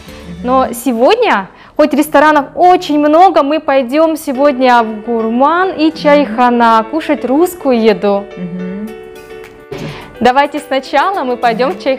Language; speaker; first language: Russian; non-native, learner; Korean